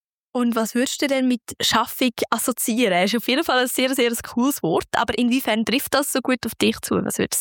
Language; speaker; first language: German; native; German